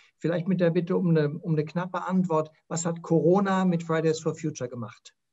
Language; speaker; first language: German; native; German